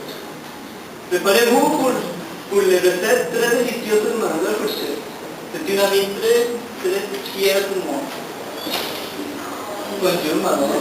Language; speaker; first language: French; non-native, learner; Spanish